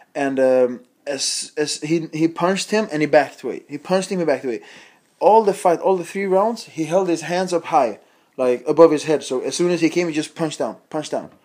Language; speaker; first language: English; non-native, fluent; Swedish